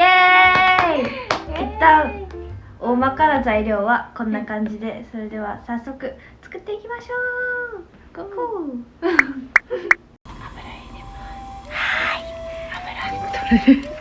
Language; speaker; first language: Japanese; native; Japanese